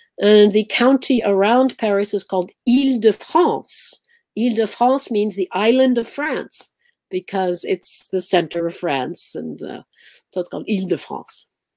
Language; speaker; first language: English; early bilingual, other home language; Arabic